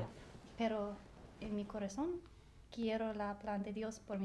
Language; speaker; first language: Spanish; non-native, learner; English